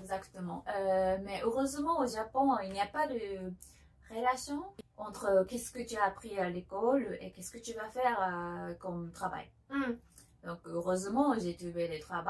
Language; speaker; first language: French; non-native, learner; Japanese